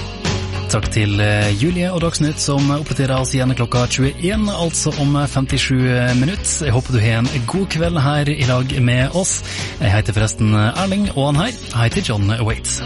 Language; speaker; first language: Norwegian; native; Norwegian